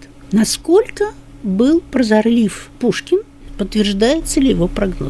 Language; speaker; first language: Russian; native; Russian